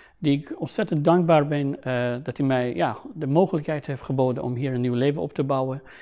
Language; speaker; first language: Dutch; non-native, fluent; Persian